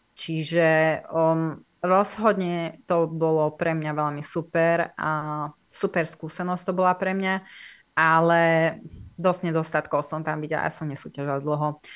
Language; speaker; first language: Slovak; non-native, local second language; Hungarian